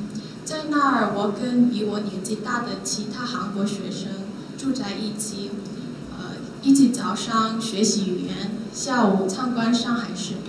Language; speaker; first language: Chinese; non-native, learner; Korean